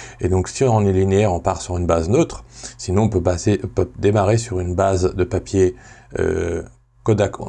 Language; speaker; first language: French; native; French